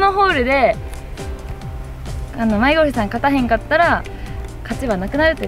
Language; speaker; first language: Japanese; native; Japanese